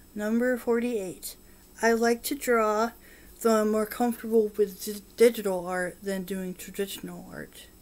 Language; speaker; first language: English; native; English